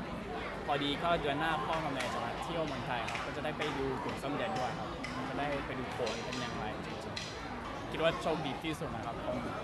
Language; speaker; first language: Thai; non-native, learner; English